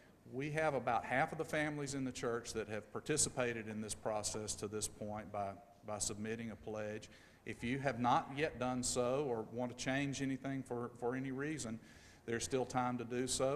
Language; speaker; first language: English; native; English